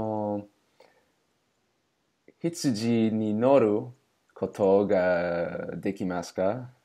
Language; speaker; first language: Japanese; non-native, learner; English